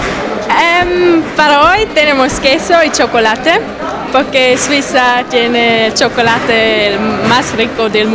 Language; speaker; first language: Spanish; non-native, learner; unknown